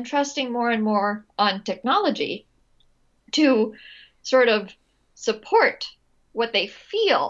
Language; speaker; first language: English; non-native, local second language; Filipino